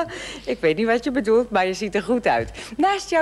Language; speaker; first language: Dutch; native; Dutch